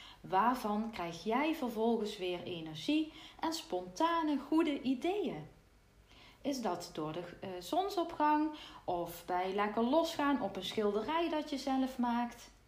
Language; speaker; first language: Dutch; native; Dutch